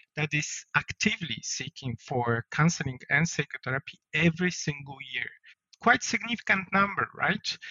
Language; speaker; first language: English; non-native, fluent; Polish